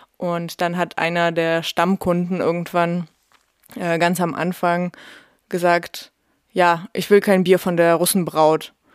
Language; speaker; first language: German; early bilingual, other home language; Russian